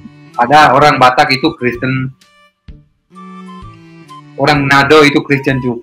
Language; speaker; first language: Indonesian; non-native, fluent; Hebrew